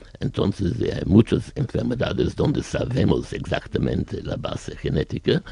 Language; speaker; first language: Spanish; non-native, learner; German